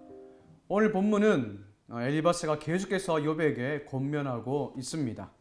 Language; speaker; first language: Korean; native; Korean